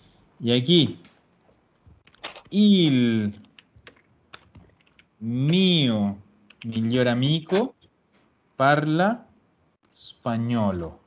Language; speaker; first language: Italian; non-native, fluent; Spanish